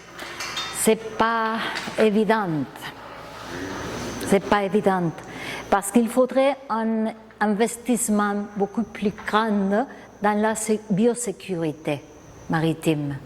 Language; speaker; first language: French; non-native, fluent; Spanish